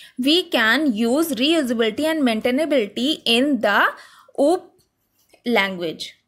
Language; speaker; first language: English; non-native, local second language; Hindi